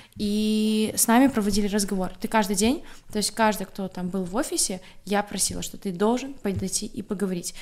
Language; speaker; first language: Russian; native; Russian